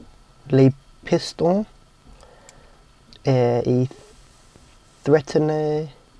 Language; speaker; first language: French; non-native, learner; English